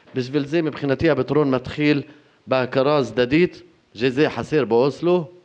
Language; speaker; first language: Hebrew; non-native, fluent; Arabic